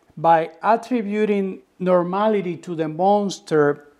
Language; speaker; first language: English; non-native, fluent; Spanish